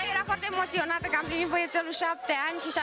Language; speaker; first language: Romanian; native; Romanian